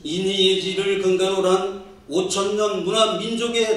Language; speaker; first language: Korean; native; Korean